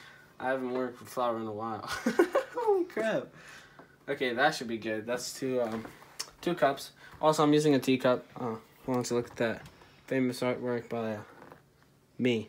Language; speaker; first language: English; early bilingual, other home language; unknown